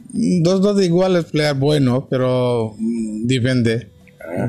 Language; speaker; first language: Spanish; non-native, learner; Bangla